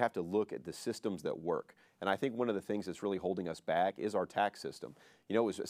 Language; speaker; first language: English; native; English